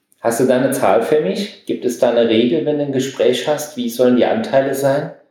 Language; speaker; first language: German; native; German